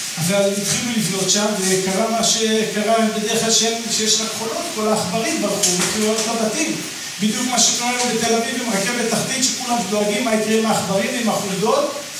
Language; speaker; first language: Hebrew; native; Hebrew